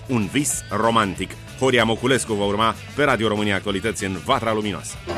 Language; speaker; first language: Romanian; native; Romanian